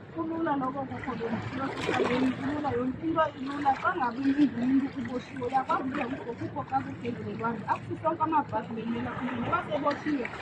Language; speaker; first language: Zulu; non-native, local second language; Xhosa